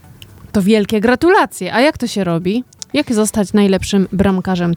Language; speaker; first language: Polish; native; Polish